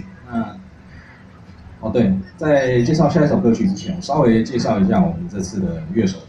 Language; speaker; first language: Chinese; native; Chinese